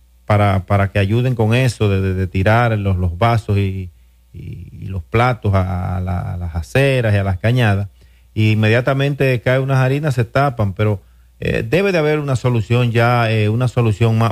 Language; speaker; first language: Spanish; native; Spanish